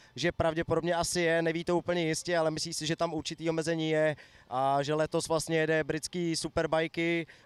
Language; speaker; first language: Czech; native; Czech